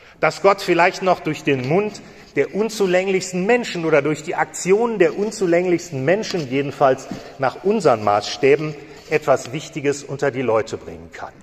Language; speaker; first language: German; native; German